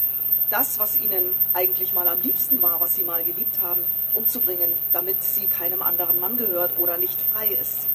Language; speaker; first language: German; native; German